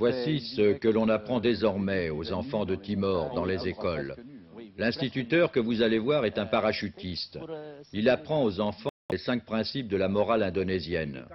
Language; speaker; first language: French; native; French